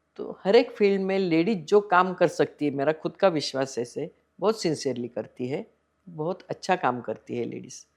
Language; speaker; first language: Hindi; non-native, local second language; Marathi